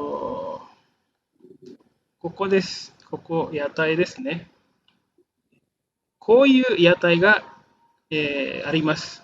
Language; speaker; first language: Japanese; non-native, fluent; Indonesian